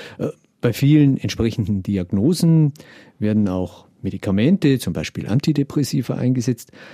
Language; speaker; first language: German; native; German